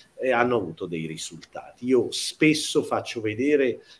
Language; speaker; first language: Italian; native; Italian